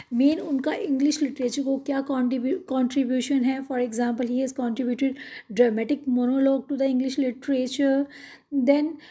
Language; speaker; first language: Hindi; non-native, local second language; Punjabi